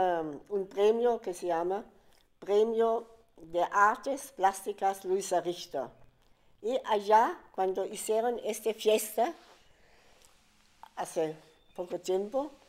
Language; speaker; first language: Spanish; non-native, fluent; German